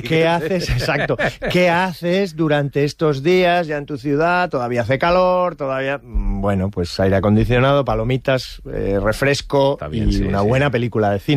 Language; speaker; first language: Spanish; native; Spanish